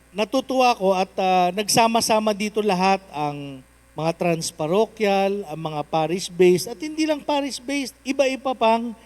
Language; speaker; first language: Filipino; non-native, local second language; Cebuano